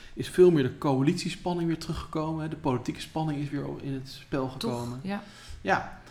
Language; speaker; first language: Dutch; native; Dutch